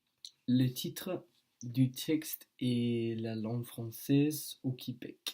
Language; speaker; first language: French; non-native, learner; Danish